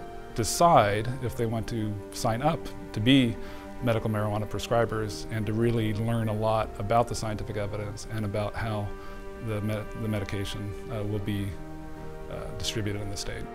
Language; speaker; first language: English; native; English